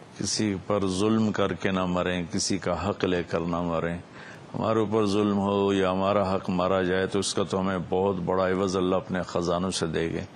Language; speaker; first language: Urdu; non-native, local second language; Punjabi